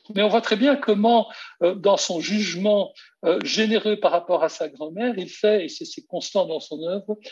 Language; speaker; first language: French; native; French